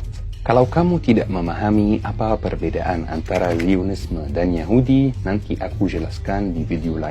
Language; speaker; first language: Indonesian; non-native, fluent; Arabic